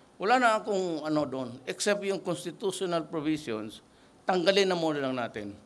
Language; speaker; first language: Filipino; non-native, local second language; Cebuano